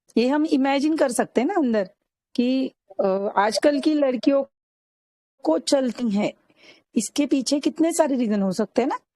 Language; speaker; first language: Hindi; non-native, local second language; Marathi